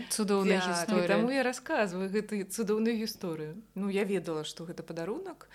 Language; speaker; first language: Belarusian; non-native, local second language; Russian